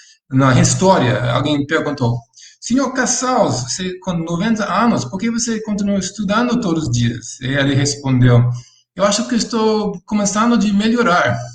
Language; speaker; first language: Portuguese; non-native, fluent; English